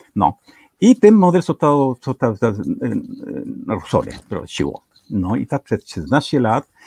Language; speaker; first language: Polish; non-native, fluent; Spanish